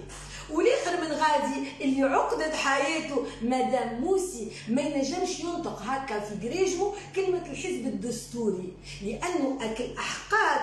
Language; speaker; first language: Arabic; native; Arabic